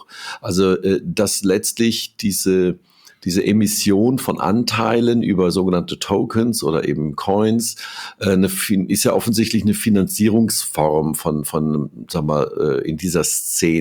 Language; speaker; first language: German; native; German